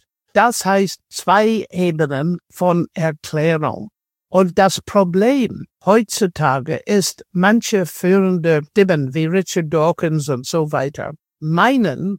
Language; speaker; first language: German; non-native, fluent; English